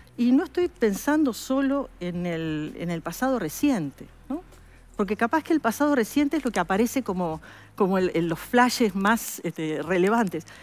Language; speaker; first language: Spanish; native; Spanish